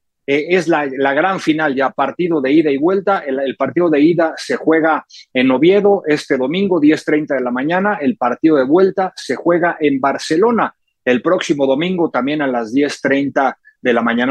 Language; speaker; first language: Spanish; native; Spanish